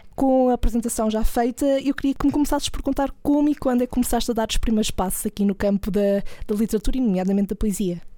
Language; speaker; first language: Portuguese; native; Portuguese